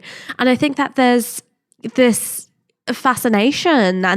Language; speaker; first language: English; native; English